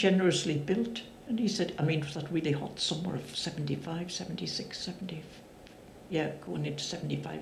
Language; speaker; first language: English; native; English